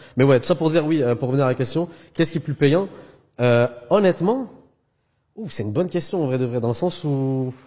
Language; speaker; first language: French; early bilingual, other home language; Arabic